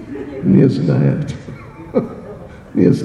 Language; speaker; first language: Russian; non-native, learner; English